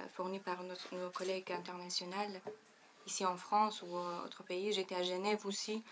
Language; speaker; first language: French; non-native, fluent; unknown